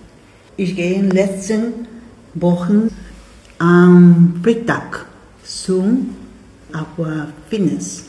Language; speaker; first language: German; non-native, learner; Spanish